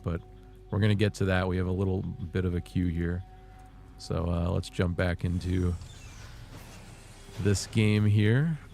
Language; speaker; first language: English; native; English